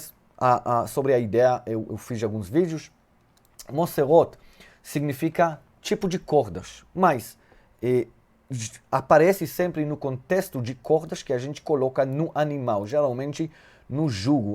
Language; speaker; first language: Portuguese; non-native, fluent; Hebrew